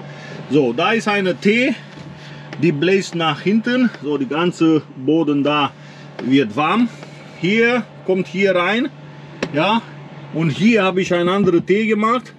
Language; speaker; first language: German; non-native, learner; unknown